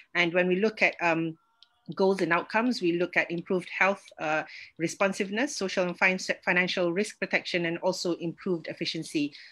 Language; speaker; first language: English; non-native, local second language; Malay